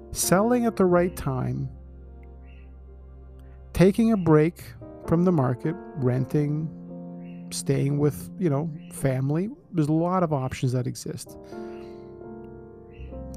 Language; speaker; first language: English; native; English